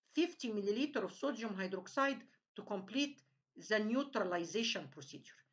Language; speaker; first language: English; non-native, fluent; Arabic